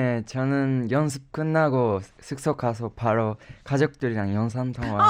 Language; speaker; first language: Korean; non-native, fluent; Japanese